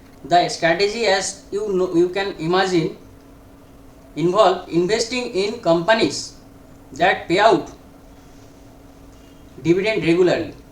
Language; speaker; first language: English; non-native, local second language; Bangla